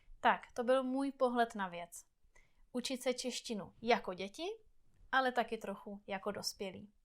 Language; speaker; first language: Czech; native; Czech